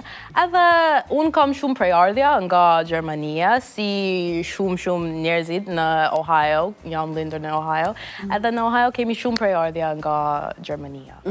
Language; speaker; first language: Albanian; non-native, learner; English